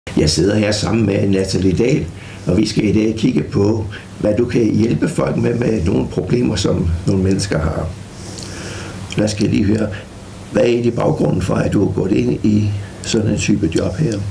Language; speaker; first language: Danish; native; Danish